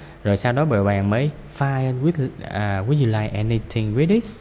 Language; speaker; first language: English; non-native, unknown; Vietnamese